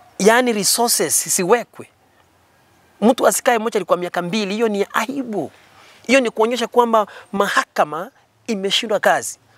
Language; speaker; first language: Swahili; non-native, local second language; Gusii